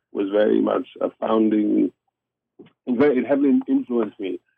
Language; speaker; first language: English; non-native, local second language; Afrikaans